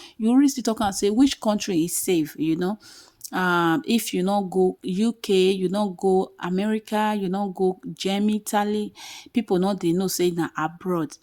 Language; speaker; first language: Nigerian Pidgin; native; Nigerian Pidgin